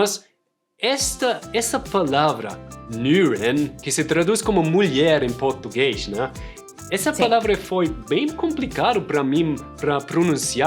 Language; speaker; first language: Portuguese; non-native, fluent; German